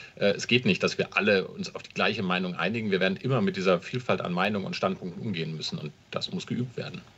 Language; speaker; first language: German; native; German